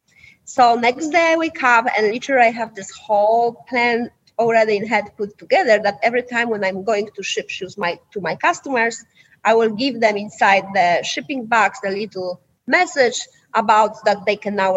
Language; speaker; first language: English; non-native, fluent; Polish